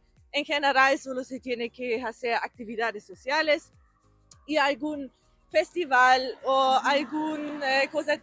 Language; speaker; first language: Spanish; non-native, learner; German